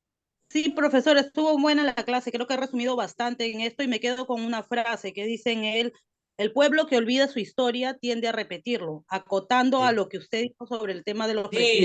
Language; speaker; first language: Spanish; native; Spanish